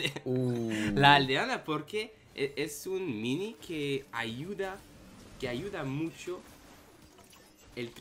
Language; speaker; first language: Spanish; non-native, learner; English